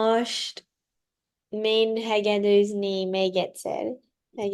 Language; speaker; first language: Hungarian; non-native, learner; English